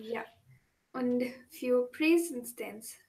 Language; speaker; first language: German; non-native, learner; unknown